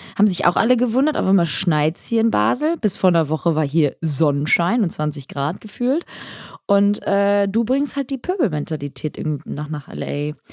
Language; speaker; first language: German; early bilingual, other home language; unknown